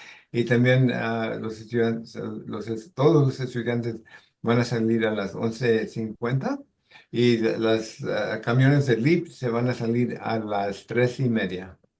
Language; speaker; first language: Spanish; early bilingual, heritage; Spanish